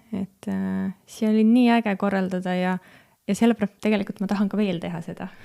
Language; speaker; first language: Estonian; native; Estonian